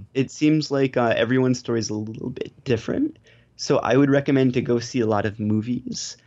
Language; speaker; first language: English; native; English